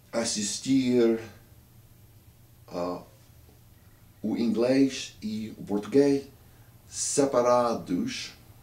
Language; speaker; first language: Portuguese; non-native, learner; English